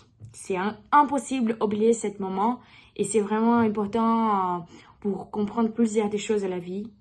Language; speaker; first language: French; non-native, learner; Portuguese